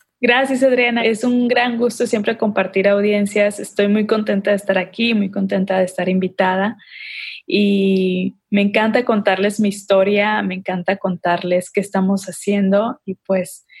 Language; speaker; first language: Spanish; native; Spanish